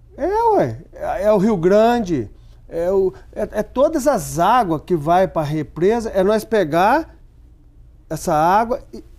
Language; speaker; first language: Portuguese; native; Portuguese